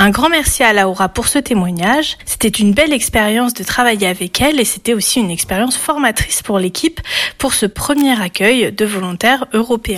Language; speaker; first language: French; native; French